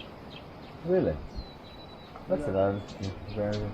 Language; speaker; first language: English; non-native, learner; Tibetan